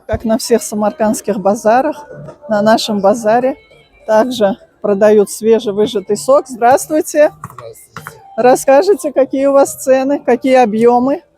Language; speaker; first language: Russian; native; Russian